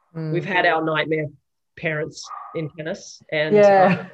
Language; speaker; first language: English; native; English